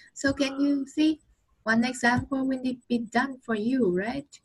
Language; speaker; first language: English; non-native, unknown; Vietnamese